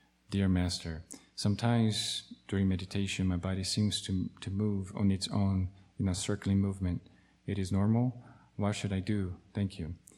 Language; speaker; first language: English; non-native, fluent; Portuguese